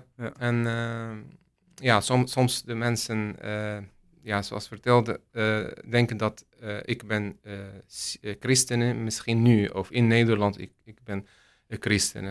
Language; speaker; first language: Dutch; non-native, learner; Arabic